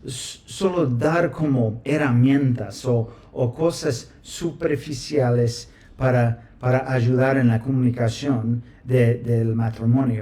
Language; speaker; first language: Spanish; non-native, fluent; English